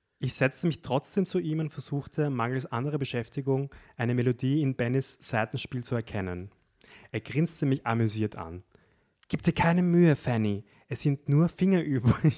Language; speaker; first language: German; native; German